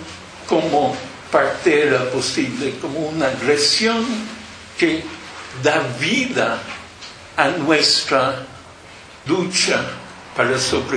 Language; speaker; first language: Spanish; non-native, fluent; English